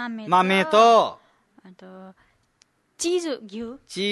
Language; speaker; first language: Japanese; non-native, learner; Nepali